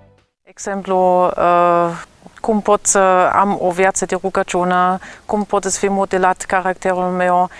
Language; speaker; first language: Romanian; non-native, learner; German